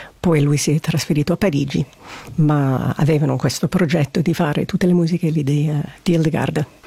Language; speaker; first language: Italian; non-native, fluent; English